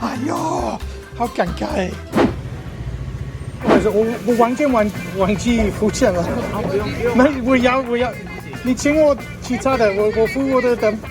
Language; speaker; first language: Chinese; non-native, learner; English